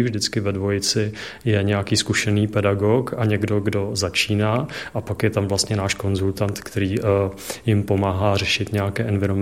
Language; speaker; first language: Czech; native; Czech